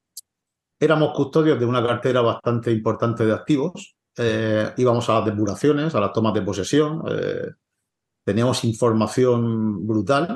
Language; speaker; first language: Spanish; native; Spanish